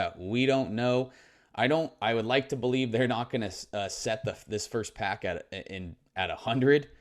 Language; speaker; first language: English; native; English